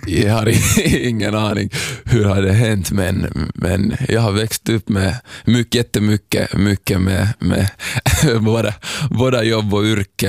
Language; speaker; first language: Swedish; non-native, local second language; Somali